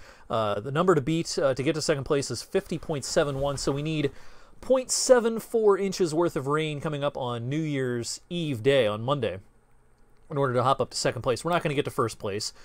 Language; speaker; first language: English; native; English